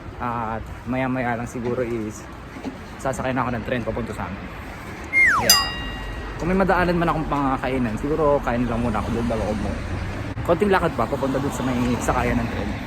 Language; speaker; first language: Filipino; non-native, local second language; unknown